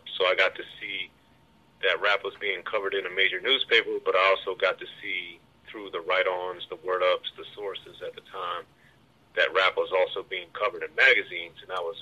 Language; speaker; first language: English; native; English